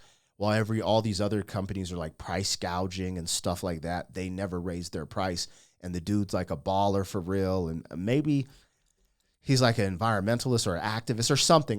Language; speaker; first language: English; native; English